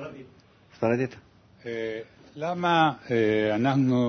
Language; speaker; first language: Hebrew; non-native, learner; Spanish